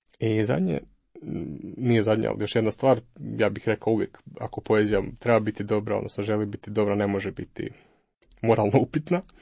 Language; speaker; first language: Croatian; native; Croatian